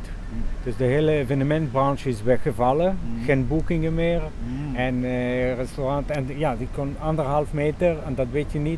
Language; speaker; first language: Dutch; non-native, learner; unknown